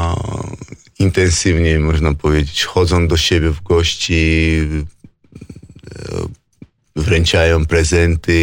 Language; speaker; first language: Polish; non-native, fluent; Georgian